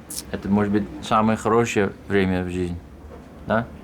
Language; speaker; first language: Russian; non-native, fluent; Dutch